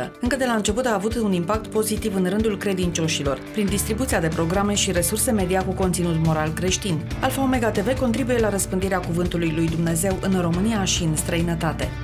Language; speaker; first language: Romanian; native; Romanian